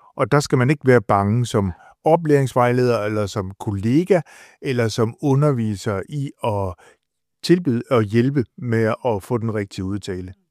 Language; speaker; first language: Danish; native; Danish